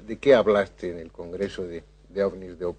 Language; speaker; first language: Spanish; native; Spanish